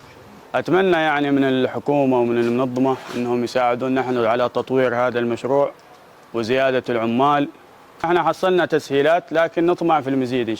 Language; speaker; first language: Arabic; native; Arabic